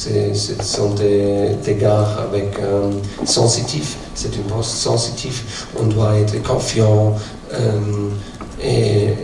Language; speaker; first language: French; non-native, fluent; German